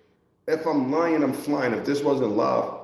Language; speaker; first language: English; native; English